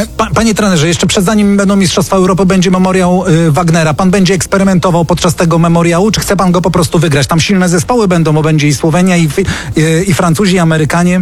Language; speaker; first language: Polish; native; Polish